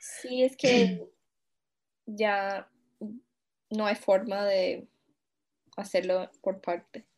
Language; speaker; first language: Spanish; non-native, fluent; English